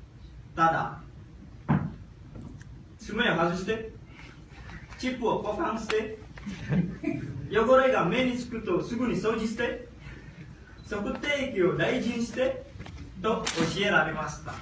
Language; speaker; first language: Japanese; non-native, learner; Indonesian